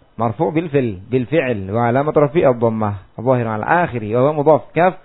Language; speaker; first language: Arabic; non-native, fluent; Indonesian